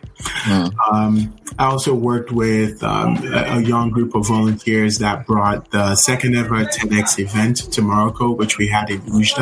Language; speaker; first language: English; non-native, local second language; Akan